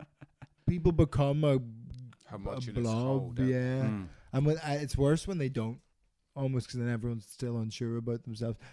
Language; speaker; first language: English; native; English